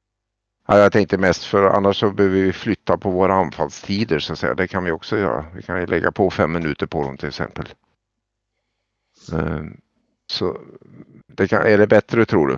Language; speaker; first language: Swedish; native; Swedish